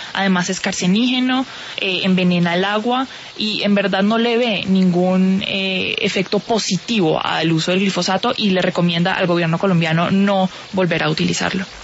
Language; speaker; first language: Spanish; native; Spanish